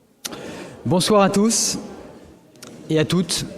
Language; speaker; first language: French; native; French